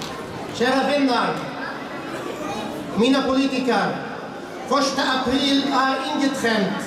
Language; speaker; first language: Swedish; non-native, fluent; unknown